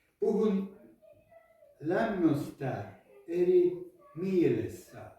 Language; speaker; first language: Finnish; non-native, learner; Ukrainian